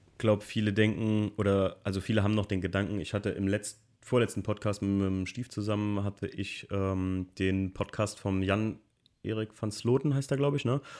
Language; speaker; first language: German; native; German